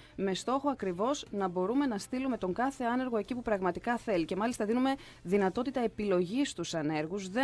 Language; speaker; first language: Greek; native; Greek